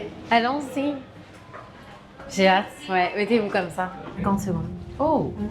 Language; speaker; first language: French; native; French